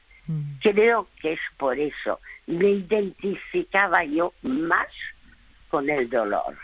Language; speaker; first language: Spanish; early bilingual, other home language; French